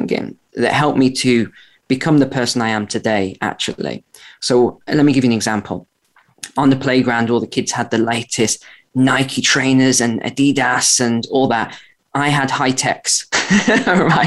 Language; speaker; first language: English; native; English